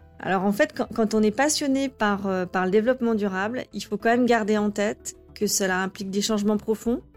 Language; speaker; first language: French; native; French